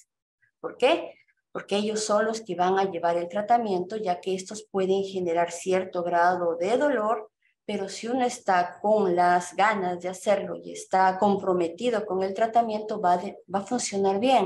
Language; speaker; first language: Spanish; native; Spanish